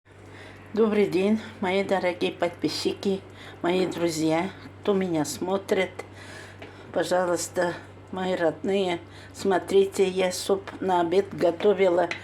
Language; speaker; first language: Russian; non-native, local second language; Tatar